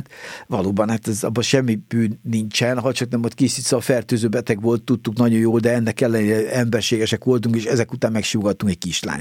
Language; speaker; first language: Hungarian; native; Hungarian